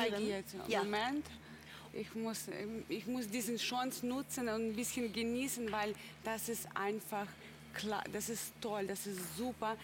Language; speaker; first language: German; non-native, learner; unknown